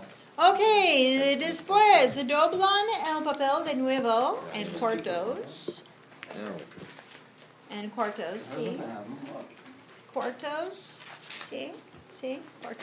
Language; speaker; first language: Spanish; non-native, fluent; English